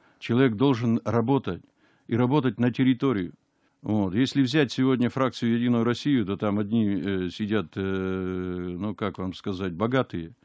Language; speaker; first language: Russian; native; Russian